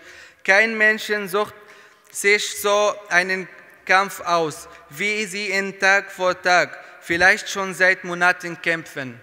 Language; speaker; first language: German; non-native, fluent; Arabic